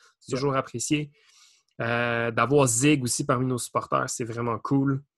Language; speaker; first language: French; native; French